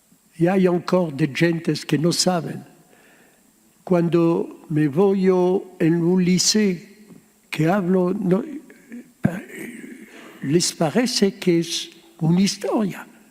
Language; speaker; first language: Spanish; early bilingual, heritage; French